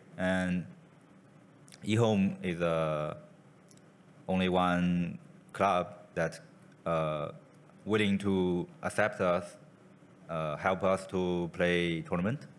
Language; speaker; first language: English; non-native, learner; Chinese